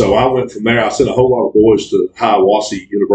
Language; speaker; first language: English; native; English